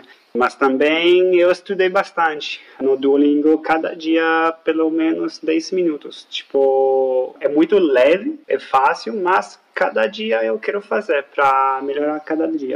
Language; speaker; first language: Portuguese; non-native, fluent; French